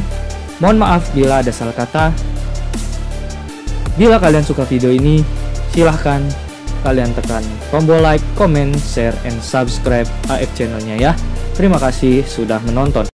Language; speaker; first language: Indonesian; native; Indonesian